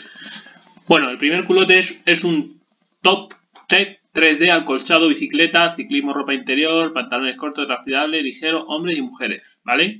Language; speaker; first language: Spanish; native; Spanish